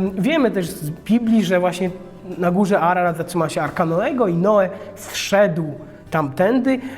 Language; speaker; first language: Polish; non-native, fluent; Armenian